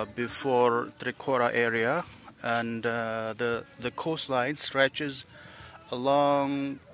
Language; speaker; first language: English; non-native, fluent; Indonesian